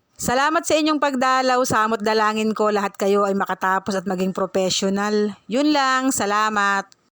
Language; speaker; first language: Filipino; native; Filipino